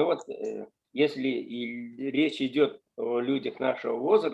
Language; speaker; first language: Russian; native; Russian